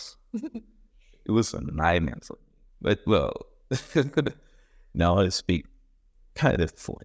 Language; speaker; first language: English; non-native, fluent; Spanish